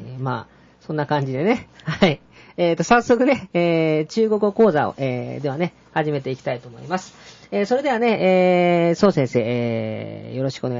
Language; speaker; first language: Japanese; native; Japanese